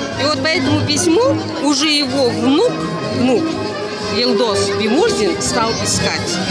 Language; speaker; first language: Russian; non-native, local second language; Kazakh